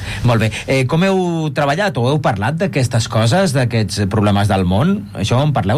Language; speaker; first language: Catalan; native; Catalan